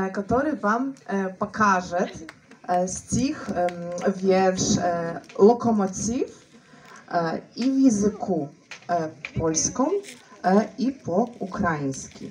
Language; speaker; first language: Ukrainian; non-native, learner; Russian